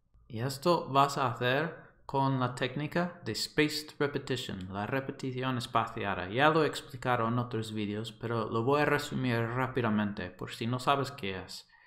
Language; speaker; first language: Spanish; non-native, fluent; English